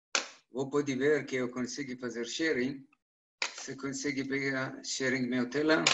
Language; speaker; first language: Portuguese; non-native, learner; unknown